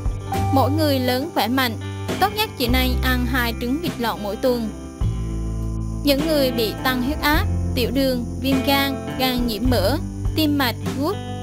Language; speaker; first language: Vietnamese; native; Vietnamese